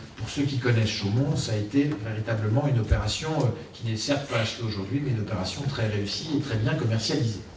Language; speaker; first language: French; native; French